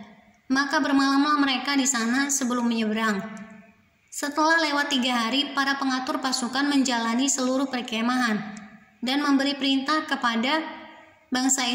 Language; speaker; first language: Indonesian; native; Indonesian